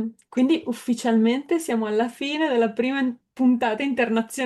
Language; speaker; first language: Italian; native; Italian